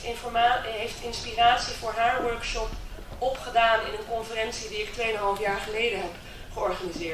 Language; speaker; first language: Dutch; native; Dutch